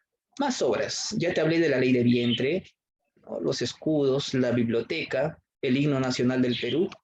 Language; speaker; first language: Spanish; native; Spanish